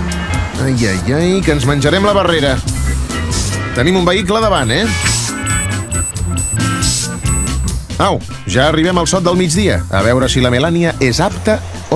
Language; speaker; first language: Catalan; native; Catalan